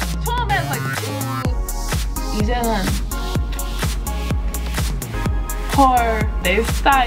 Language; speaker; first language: Korean; non-native, learner; English